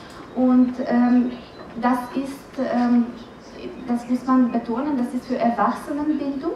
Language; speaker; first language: German; non-native, fluent; Romanian